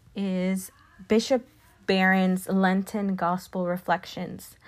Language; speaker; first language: English; early bilingual, other home language; Spanish